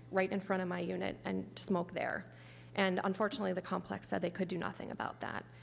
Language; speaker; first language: English; native; English